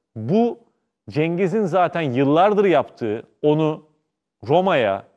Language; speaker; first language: Turkish; native; Turkish